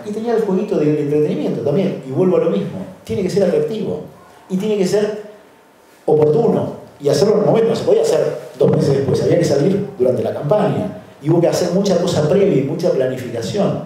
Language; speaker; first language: Spanish; native; Spanish